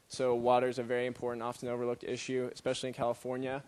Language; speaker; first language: English; native; English